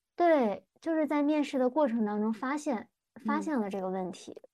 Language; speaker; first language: Chinese; native; Chinese